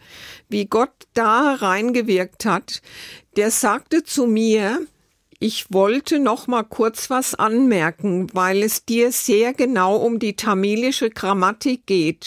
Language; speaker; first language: German; native; German